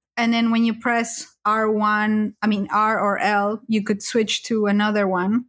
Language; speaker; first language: English; early bilingual, other home language; Spanish